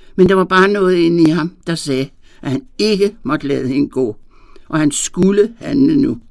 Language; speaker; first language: Danish; native; Danish